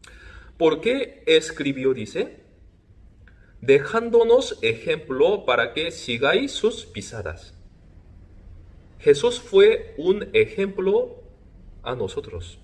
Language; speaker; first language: Spanish; non-native, fluent; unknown